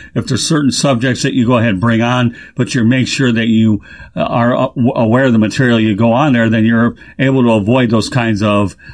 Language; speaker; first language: English; native; English